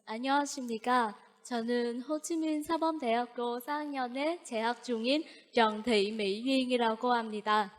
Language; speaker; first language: Korean; non-native, fluent; Vietnamese